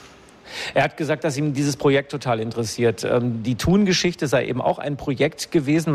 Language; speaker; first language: German; native; German